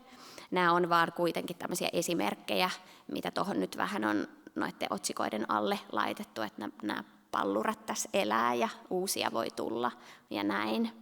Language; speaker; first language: Finnish; native; Finnish